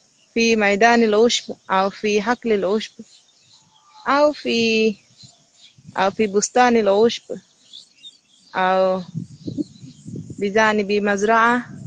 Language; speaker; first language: Arabic; non-native, learner; Bangla